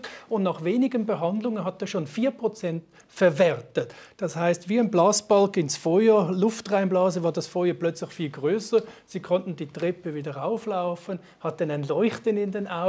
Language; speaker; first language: German; native; German